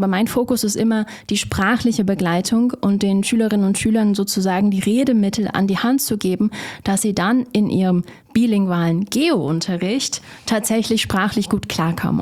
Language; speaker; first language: German; native; German